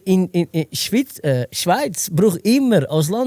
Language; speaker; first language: German; non-native, learner; Portuguese